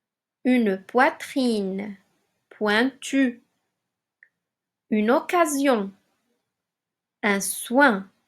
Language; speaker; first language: French; non-native, local second language; Arabic